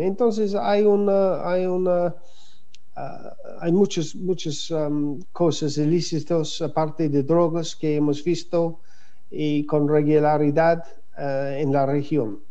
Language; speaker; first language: Spanish; non-native, learner; English